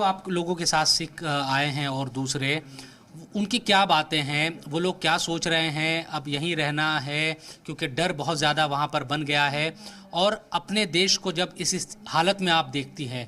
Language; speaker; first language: Hindi; native; Hindi